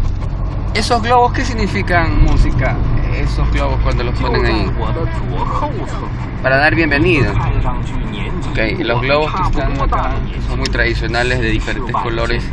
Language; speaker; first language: Spanish; native; Spanish